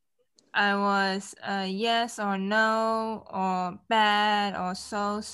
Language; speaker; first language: English; non-native, local second language; Cantonese